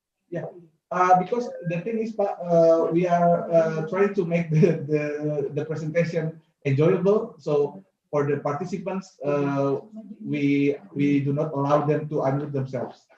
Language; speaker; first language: English; non-native, fluent; Indonesian